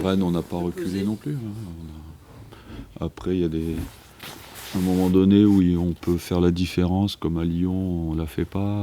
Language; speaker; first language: French; native; French